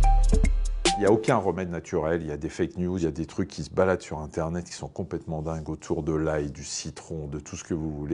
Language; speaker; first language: French; native; French